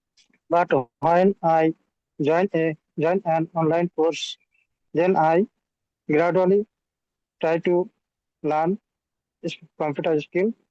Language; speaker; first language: English; non-native, learner; Bangla